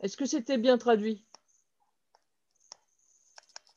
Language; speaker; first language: French; non-native, fluent; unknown